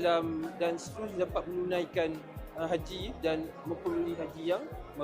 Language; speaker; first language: Malay; native; Malay